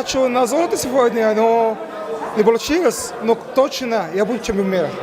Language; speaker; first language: Russian; non-native, learner; Arabic